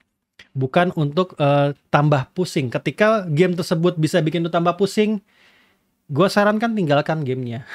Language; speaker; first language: Indonesian; native; Indonesian